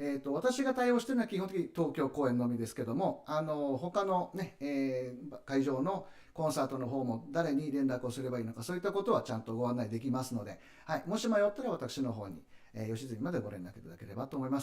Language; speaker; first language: Japanese; native; Japanese